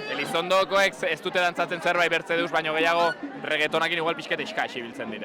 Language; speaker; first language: Basque; native; Basque